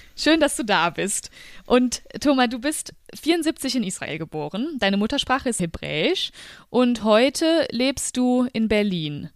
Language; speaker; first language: German; native; German